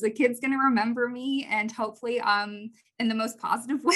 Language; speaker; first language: English; native; English